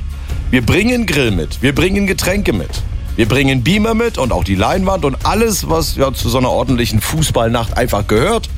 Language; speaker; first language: German; native; German